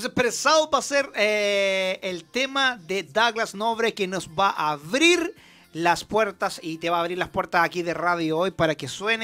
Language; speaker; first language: Spanish; native; Spanish